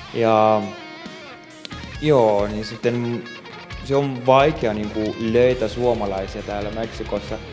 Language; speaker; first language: Finnish; non-native, fluent; Spanish